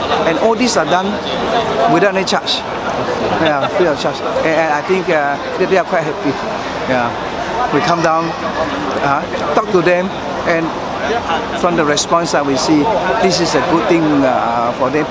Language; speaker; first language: English; non-native, local second language; Chinese